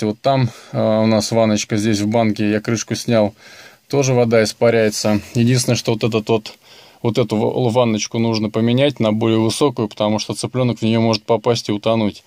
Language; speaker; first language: Russian; native; Russian